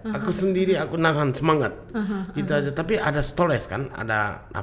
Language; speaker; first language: Indonesian; non-native, learner; Japanese